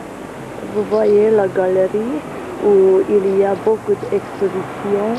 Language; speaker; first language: French; non-native, fluent; Hungarian